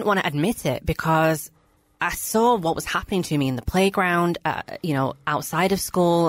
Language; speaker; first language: English; native; English